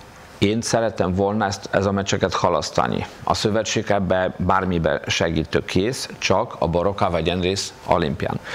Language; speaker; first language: Hungarian; non-native, fluent; Polish